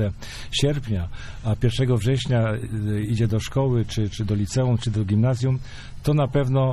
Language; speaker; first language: Polish; native; Polish